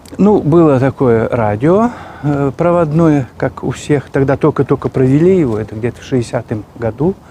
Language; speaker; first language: Russian; non-native, local second language; Chuvash